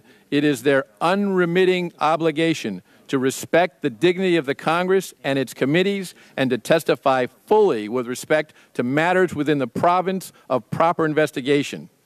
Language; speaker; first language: English; native; English